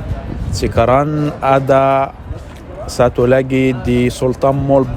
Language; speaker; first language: Indonesian; non-native, learner; Arabic